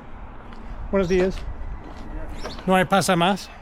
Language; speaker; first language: Spanish; non-native, learner; English